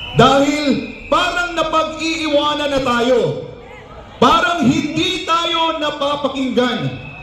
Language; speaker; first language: Filipino; native; Filipino